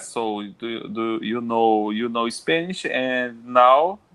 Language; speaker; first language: English; non-native, learner; Portuguese